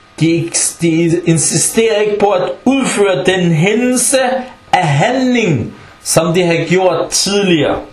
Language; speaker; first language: Danish; non-native, fluent; Arabic